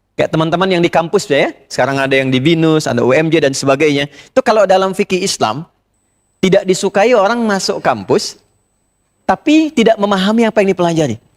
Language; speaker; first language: Indonesian; native; Indonesian